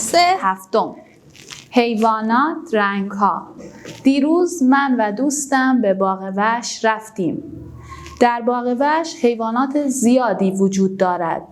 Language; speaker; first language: Persian; non-native, fluent; Urdu